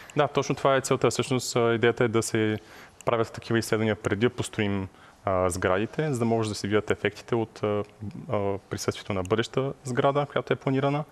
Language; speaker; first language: Bulgarian; native; Bulgarian